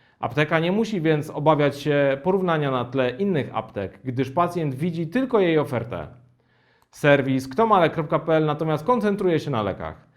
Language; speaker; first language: Polish; native; Polish